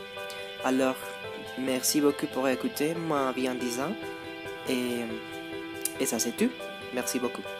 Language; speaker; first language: French; non-native, learner; Spanish